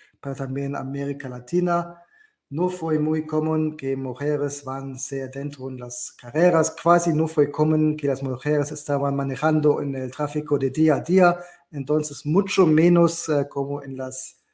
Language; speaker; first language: Spanish; non-native, learner; German